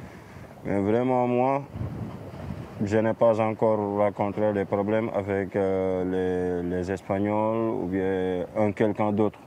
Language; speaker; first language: French; non-native, fluent; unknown